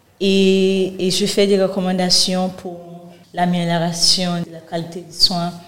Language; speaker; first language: French; non-native, fluent; Yoruba